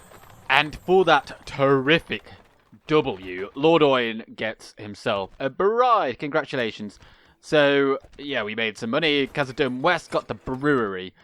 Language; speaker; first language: English; native; English